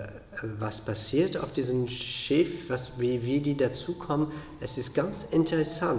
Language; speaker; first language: German; non-native, fluent; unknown